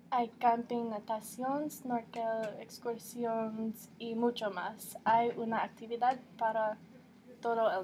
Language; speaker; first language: Spanish; non-native, learner; English